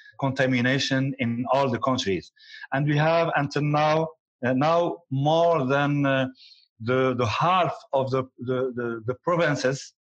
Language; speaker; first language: English; non-native, learner; Arabic